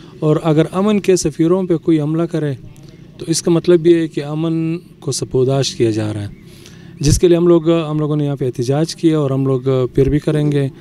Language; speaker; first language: Urdu; non-native, local second language; Pashto